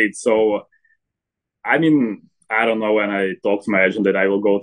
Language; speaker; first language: English; non-native, fluent; Slovak